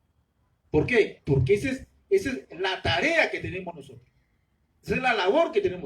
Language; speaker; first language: Spanish; native; Spanish